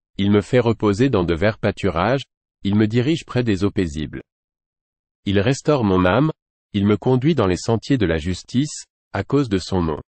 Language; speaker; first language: French; non-native, local second language; Haitian Creole